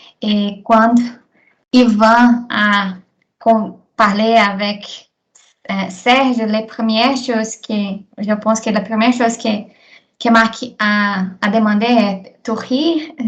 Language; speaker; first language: French; non-native, learner; Portuguese